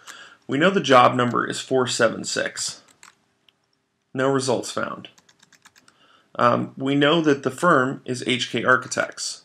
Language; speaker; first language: English; native; English